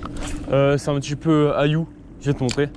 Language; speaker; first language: French; native; French